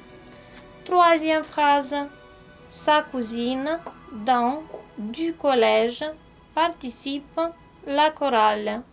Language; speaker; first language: French; non-native, fluent; Romanian